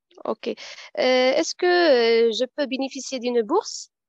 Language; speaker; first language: French; non-native, fluent; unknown